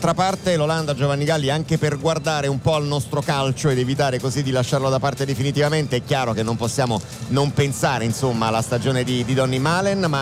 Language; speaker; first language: Italian; native; Italian